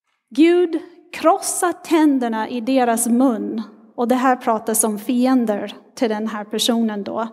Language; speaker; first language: Swedish; non-native, fluent; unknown